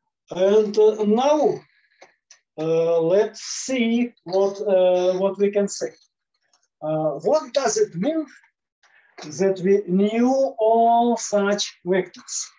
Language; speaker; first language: English; non-native, fluent; Russian